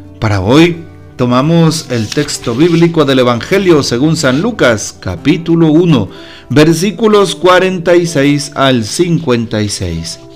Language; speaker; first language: Spanish; native; Spanish